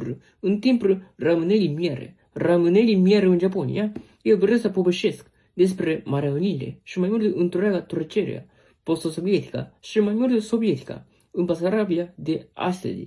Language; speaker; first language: Romanian; non-native, learner; Japanese